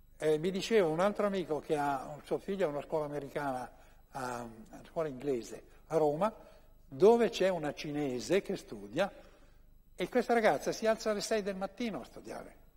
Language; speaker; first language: Italian; native; Italian